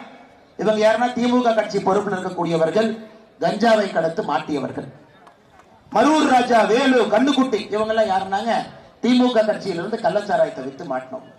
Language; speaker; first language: Tamil; native; Tamil